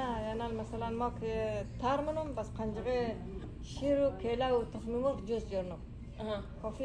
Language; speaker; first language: Persian; native; Persian